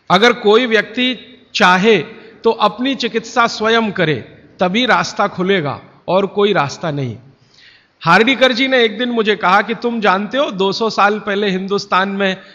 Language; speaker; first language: Hindi; native; Hindi